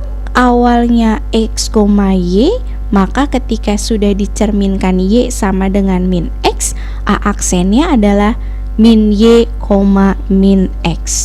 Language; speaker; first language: Indonesian; native; Indonesian